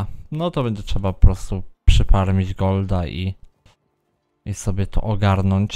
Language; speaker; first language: Polish; native; Polish